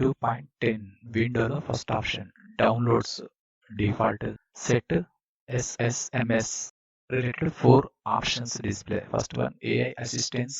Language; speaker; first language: English; non-native, learner; Telugu